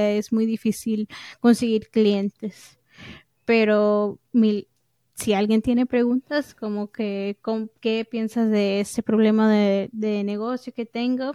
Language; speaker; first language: Spanish; early bilingual, heritage; English